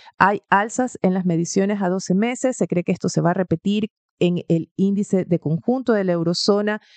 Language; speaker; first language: Spanish; native; Spanish